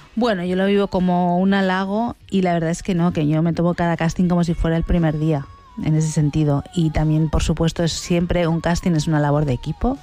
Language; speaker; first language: Spanish; native; Spanish